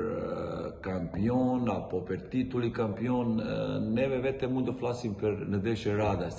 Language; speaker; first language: Albanian; non-native, learner; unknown